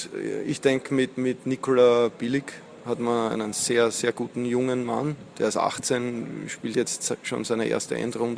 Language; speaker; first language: German; native; German